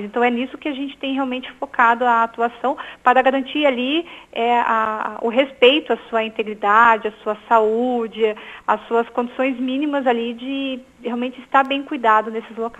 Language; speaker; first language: Portuguese; native; Portuguese